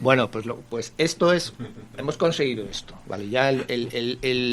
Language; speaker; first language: Spanish; native; Spanish